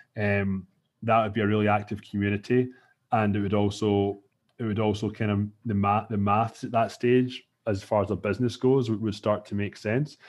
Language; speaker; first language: English; native; English